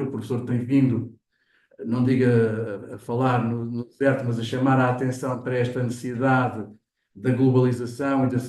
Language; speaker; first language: Portuguese; native; Portuguese